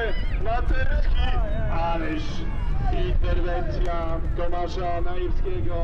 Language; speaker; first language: Polish; native; Polish